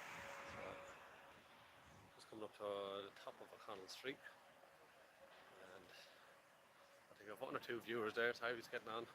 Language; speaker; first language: English; native; English